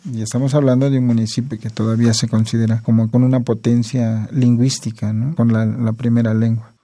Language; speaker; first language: Spanish; non-native, local second language; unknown